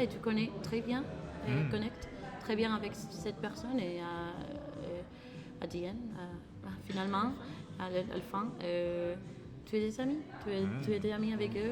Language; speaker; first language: French; non-native, learner; Spanish